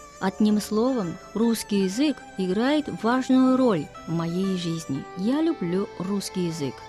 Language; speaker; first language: Russian; non-native, fluent; Chinese